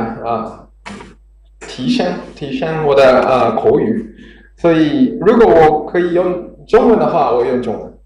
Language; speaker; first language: Chinese; non-native, learner; Japanese